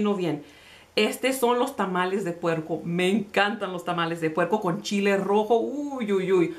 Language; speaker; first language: Spanish; early bilingual, heritage; Spanish